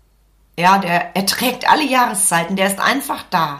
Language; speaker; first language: German; native; German